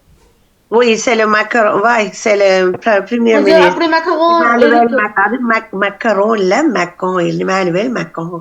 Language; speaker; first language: French; non-native, fluent; Tamil